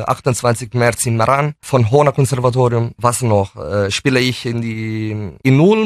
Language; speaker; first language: German; non-native, fluent; Italian